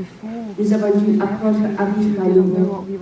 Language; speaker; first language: French; non-native, fluent; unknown